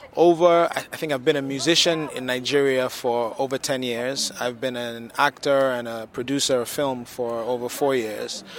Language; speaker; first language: English; non-native, local second language; Yoruba